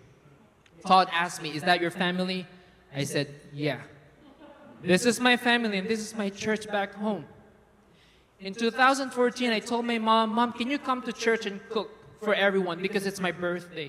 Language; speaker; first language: English; non-native, local second language; Filipino